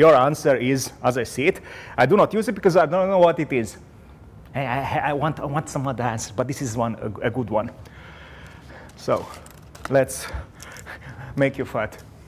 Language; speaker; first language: English; non-native, fluent; Romanian